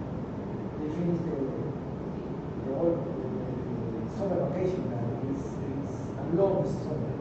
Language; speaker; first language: English; non-native, learner; Spanish